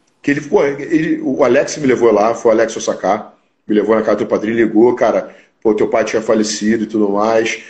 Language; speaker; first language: Portuguese; native; Portuguese